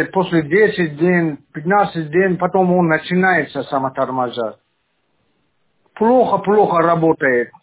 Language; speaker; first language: Russian; non-native, learner; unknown